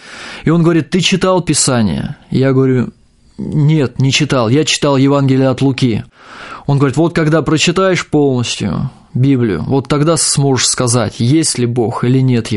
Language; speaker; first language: Russian; native; Russian